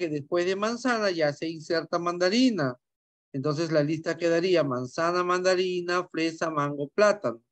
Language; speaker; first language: Spanish; native; Spanish